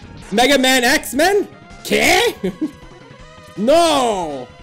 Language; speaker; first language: Spanish; non-native, learner; English